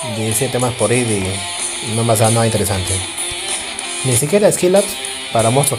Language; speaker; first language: Spanish; native; Spanish